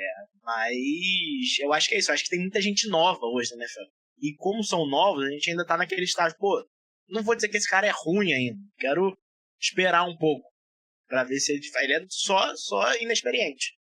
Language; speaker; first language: Portuguese; native; Portuguese